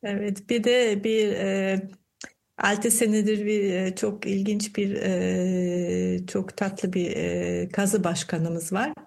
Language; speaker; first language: Turkish; non-native, fluent; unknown